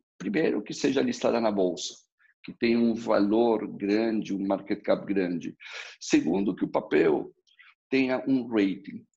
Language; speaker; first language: Portuguese; early bilingual, other home language; Spanish